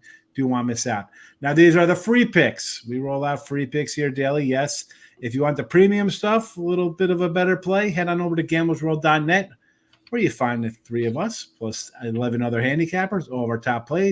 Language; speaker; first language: English; native; English